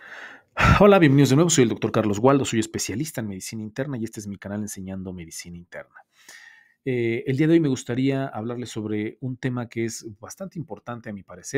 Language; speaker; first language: Spanish; native; Spanish